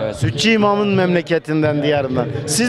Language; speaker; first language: Turkish; native; Turkish